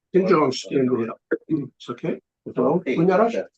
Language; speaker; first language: Welsh; native; Welsh